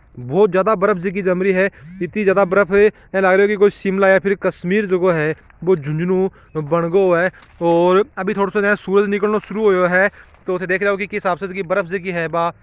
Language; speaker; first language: Hindi; native; Hindi